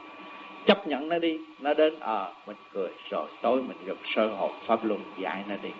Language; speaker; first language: Vietnamese; native; Vietnamese